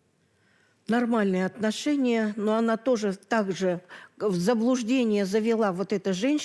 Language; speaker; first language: Russian; native; Russian